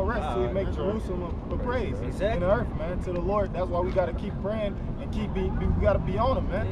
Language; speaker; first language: English; native; English